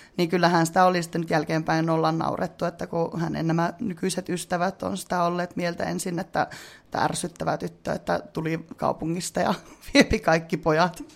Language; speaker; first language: Finnish; native; Finnish